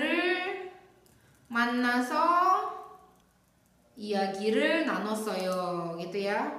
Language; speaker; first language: Korean; non-native, fluent; Indonesian